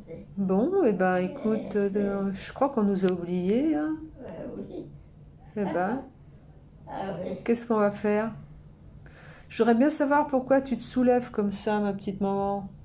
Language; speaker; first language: French; native; French